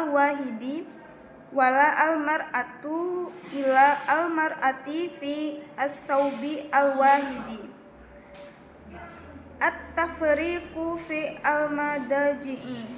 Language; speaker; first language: Arabic; non-native, learner; Indonesian